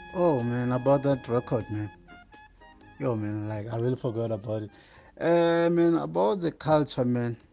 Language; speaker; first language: English; non-native, local second language; Northern Sotho